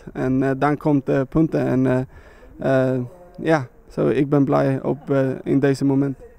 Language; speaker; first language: Dutch; non-native, learner; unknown